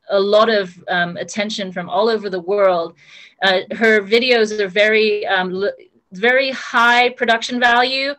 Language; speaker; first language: English; native; English